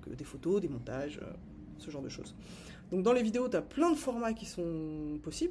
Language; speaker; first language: French; native; French